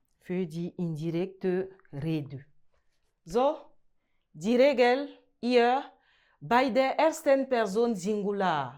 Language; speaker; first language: German; non-native, fluent; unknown